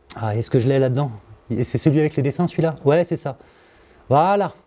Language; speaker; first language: French; native; French